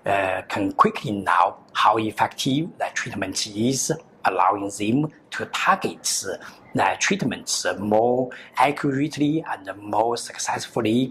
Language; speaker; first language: English; non-native, learner; Chinese